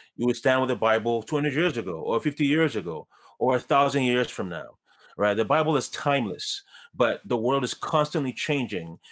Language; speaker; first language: English; early bilingual, other home language; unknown